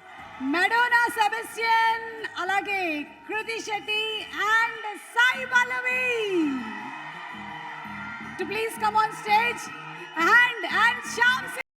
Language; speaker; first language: Telugu; native; Telugu